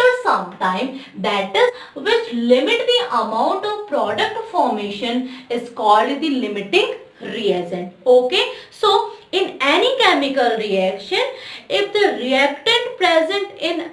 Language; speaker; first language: English; non-native, local second language; Hindi